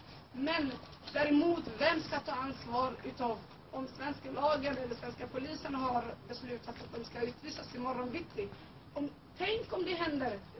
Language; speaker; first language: Swedish; non-native, fluent; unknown